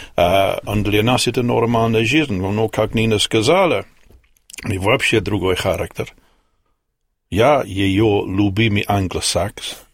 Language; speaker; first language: Russian; non-native, learner; English